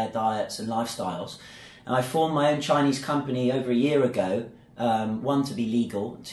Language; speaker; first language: English; native; English